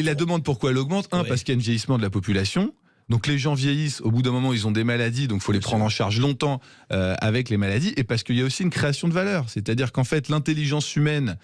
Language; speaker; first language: French; native; French